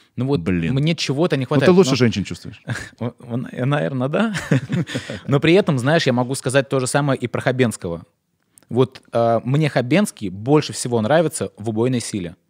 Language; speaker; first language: Russian; native; Russian